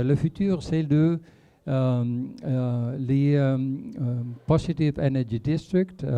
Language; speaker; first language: French; non-native, fluent; Spanish